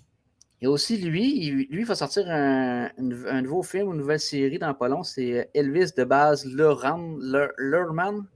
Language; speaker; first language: French; native; French